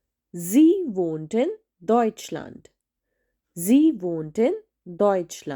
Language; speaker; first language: German; non-native, fluent; Hindi